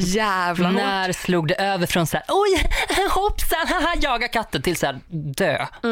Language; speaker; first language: Swedish; native; Swedish